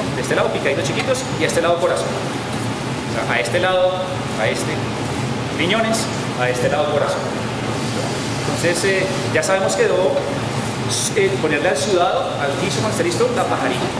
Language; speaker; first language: Spanish; native; Spanish